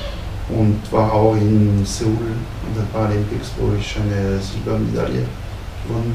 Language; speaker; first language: German; non-native, fluent; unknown